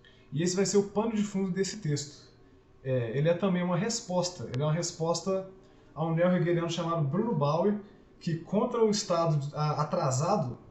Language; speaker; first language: Portuguese; native; Portuguese